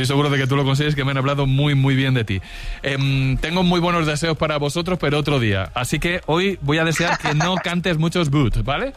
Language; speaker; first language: Spanish; native; Spanish